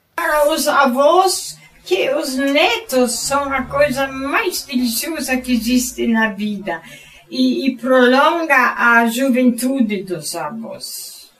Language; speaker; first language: Portuguese; non-native, fluent; German